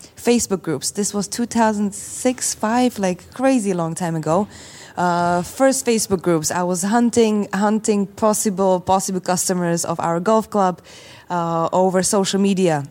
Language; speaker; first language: English; non-native, fluent; Slovak